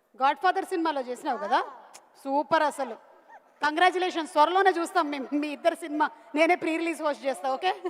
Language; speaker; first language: Telugu; native; Telugu